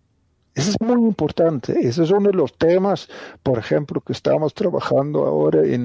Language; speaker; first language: Spanish; non-native, fluent; Dutch